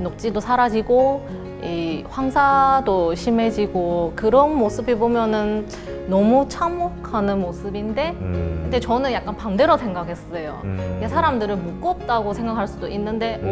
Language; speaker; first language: Korean; non-native, fluent; Chinese